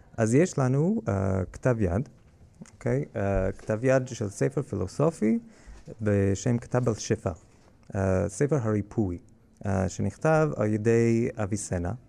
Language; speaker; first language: Hebrew; non-native, fluent; English